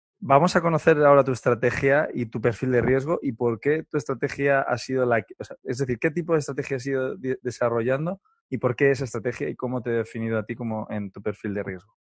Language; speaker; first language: Spanish; native; Spanish